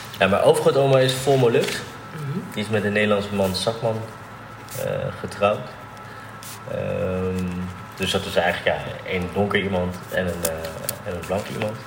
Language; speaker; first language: Dutch; native; Dutch